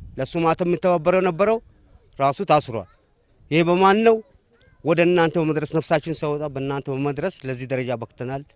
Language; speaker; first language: Amharic; non-native, local second language; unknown